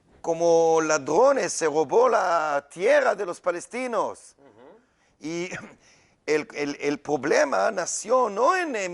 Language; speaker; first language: Spanish; non-native, learner; Hebrew